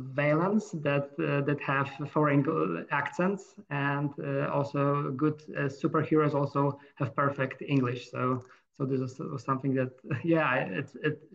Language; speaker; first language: English; non-native, fluent; Polish